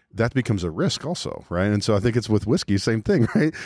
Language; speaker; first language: English; native; English